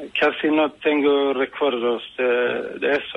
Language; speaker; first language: Spanish; non-native, fluent; Swedish